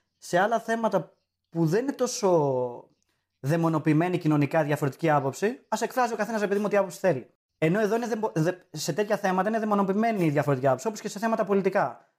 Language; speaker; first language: Greek; native; Greek